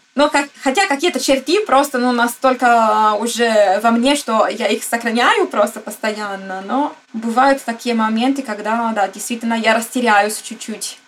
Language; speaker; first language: Russian; non-native, fluent; Italian